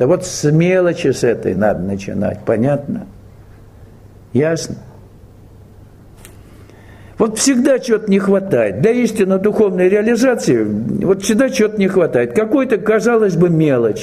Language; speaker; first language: Russian; native; Russian